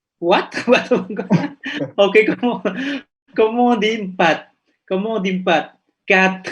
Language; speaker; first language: French; non-native, fluent; Indonesian